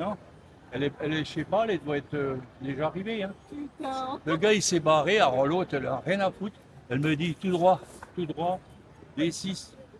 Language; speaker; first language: French; native; French